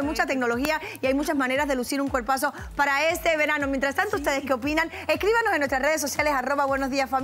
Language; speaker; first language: Spanish; native; Spanish